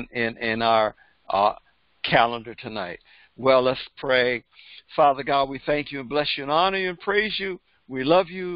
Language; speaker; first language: English; native; English